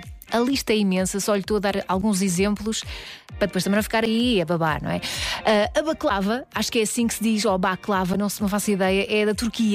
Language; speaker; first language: Portuguese; native; Portuguese